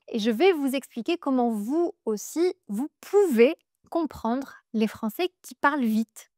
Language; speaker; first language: French; native; French